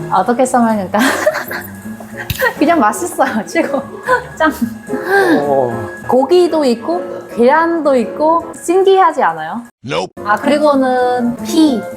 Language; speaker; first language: Korean; non-native, learner; Vietnamese